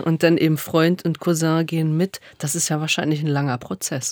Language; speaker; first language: German; native; German